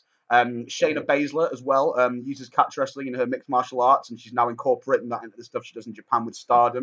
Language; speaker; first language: English; native; English